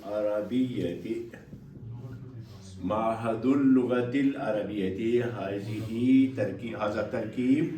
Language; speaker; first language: Arabic; non-native, fluent; Kashmiri